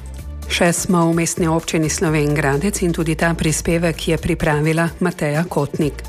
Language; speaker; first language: Slovenian; native; Slovenian